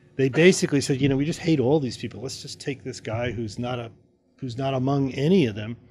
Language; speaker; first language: English; native; English